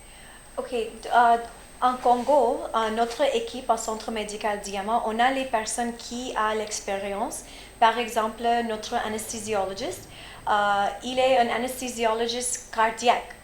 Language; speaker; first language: French; early bilingual, heritage; French